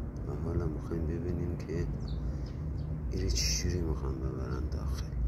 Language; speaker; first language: Persian; native; Persian